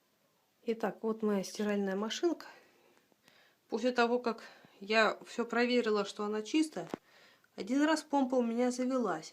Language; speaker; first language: Russian; native; Russian